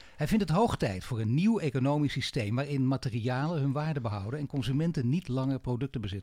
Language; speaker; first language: Dutch; native; Dutch